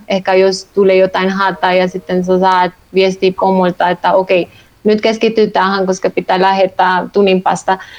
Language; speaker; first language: Finnish; non-native, fluent; Spanish